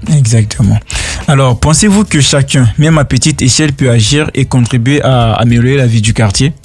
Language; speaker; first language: French; native; French